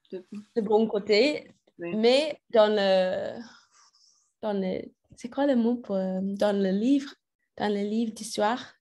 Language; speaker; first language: French; non-native, learner; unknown